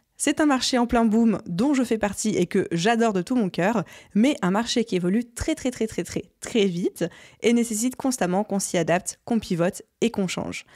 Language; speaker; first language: French; native; French